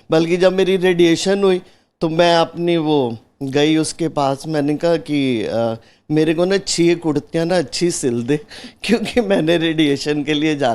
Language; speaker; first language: Hindi; native; Hindi